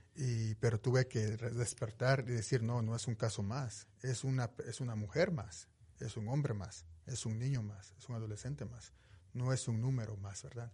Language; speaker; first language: Spanish; native; Spanish